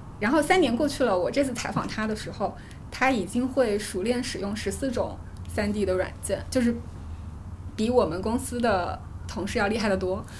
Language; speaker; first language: Chinese; native; Chinese